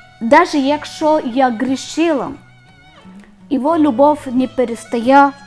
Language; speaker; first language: Ukrainian; non-native, learner; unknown